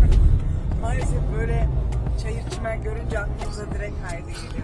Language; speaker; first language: Turkish; early bilingual, heritage; Turkish